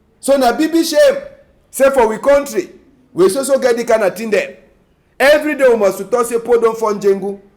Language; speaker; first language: Nigerian Pidgin; native; Nigerian Pidgin